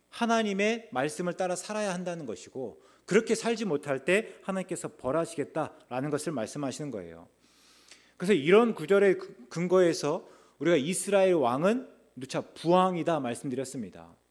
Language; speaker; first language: Korean; native; Korean